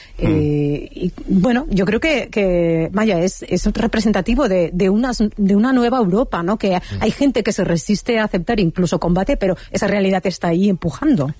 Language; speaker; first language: Spanish; native; Spanish